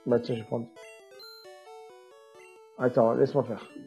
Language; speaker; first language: French; native; French